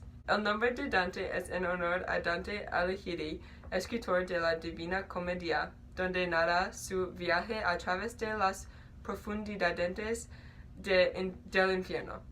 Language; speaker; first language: Spanish; non-native, learner; English